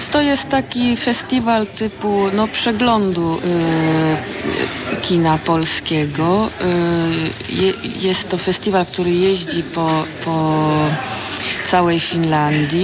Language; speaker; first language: Polish; early bilingual, heritage; Polish